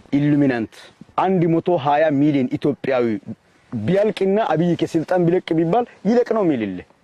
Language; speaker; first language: Amharic; non-native, local second language; Afar